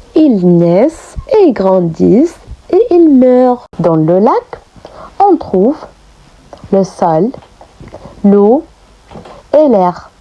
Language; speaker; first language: French; non-native, local second language; Arabic